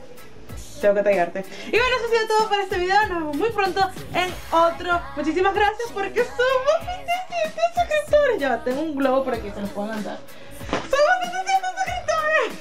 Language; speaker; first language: Spanish; native; Spanish